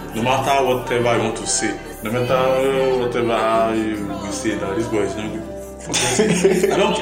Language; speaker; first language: English; non-native, local second language; Yoruba